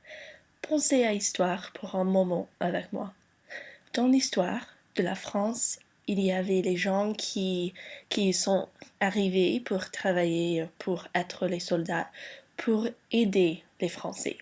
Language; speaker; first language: French; non-native, learner; English